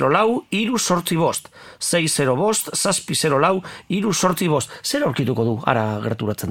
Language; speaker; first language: Basque; native; Basque